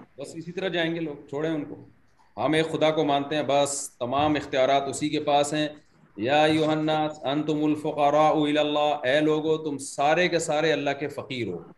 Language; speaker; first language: Urdu; native; Urdu